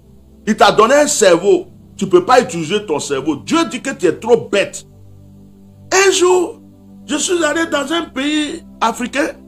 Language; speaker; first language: French; non-native, local second language; Baoulé